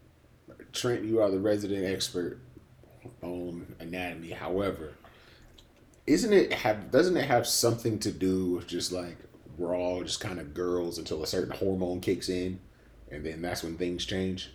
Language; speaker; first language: English; native; English